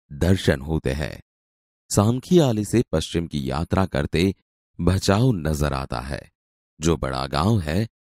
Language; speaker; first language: Hindi; non-native, local second language; Gujarati